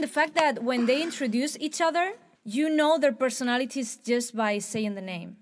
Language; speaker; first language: English; non-native, fluent; Spanish